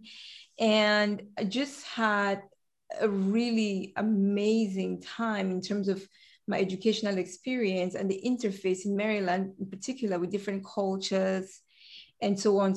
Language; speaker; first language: English; native; English